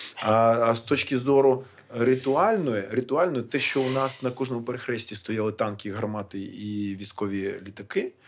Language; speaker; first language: Ukrainian; non-native, local second language; Russian